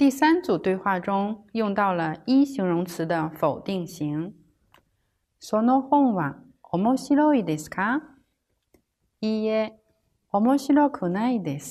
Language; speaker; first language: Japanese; non-native, fluent; Chinese